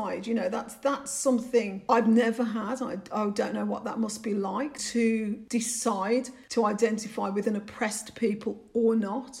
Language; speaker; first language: English; native; English